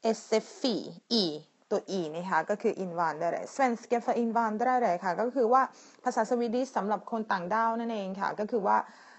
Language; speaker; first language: Thai; native; Thai